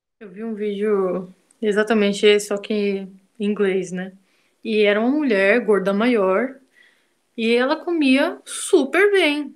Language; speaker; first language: Portuguese; native; Portuguese